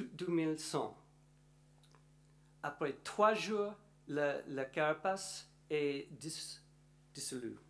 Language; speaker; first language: French; non-native, learner; English